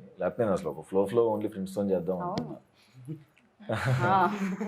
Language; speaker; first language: Telugu; native; Telugu